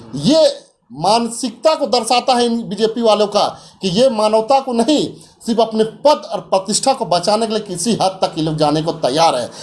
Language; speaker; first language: Hindi; native; Hindi